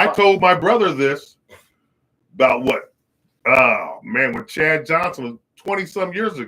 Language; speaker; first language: English; native; English